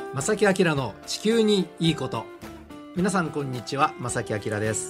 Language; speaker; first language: Japanese; native; Japanese